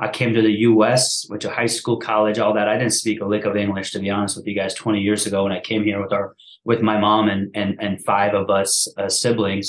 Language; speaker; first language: English; early bilingual, other home language; Persian